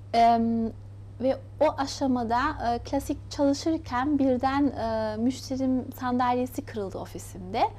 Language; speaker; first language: Turkish; early bilingual, heritage; Turkish